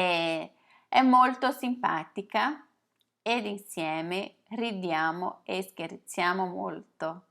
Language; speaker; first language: Italian; non-native, fluent; Portuguese